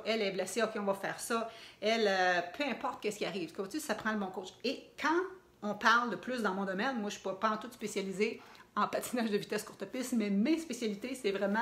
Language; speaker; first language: French; native; French